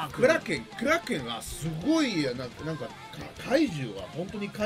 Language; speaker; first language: Japanese; non-native, learner; Spanish